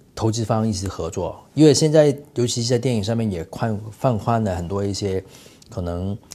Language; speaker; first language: Chinese; non-native, fluent; Cantonese